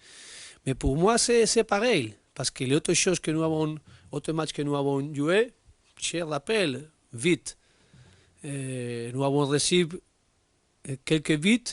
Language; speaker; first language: French; non-native, learner; Spanish